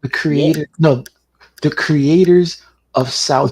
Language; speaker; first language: English; native; English